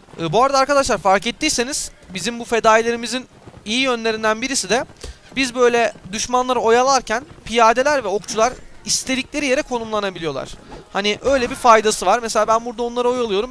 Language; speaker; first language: Turkish; native; Turkish